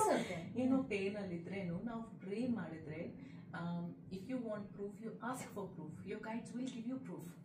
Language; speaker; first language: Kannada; non-native, local second language; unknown